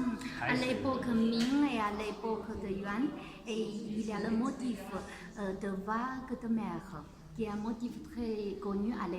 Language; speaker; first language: French; non-native, fluent; Chinese